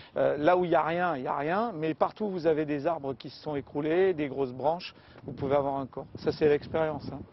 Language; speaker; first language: French; native; French